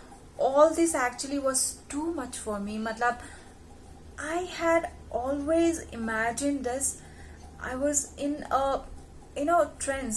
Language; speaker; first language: English; non-native, local second language; Hindi